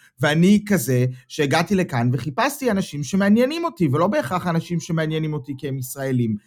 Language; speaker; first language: Hebrew; native; Hebrew